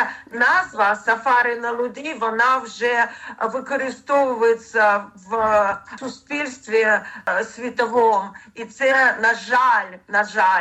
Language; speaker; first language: Ukrainian; non-native, learner; Russian